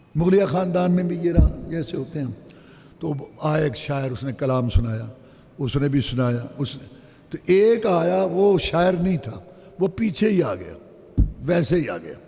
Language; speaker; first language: Urdu; non-native, local second language; Punjabi